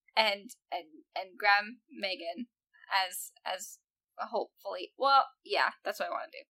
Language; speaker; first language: English; native; English